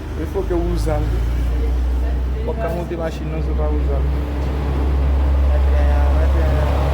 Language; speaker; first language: Portuguese; non-native, learner; Haitian Creole